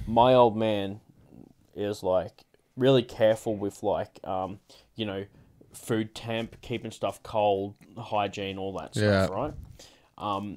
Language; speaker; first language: English; native; English